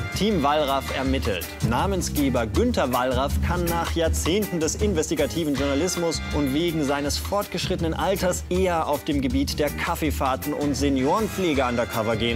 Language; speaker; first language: German; native; German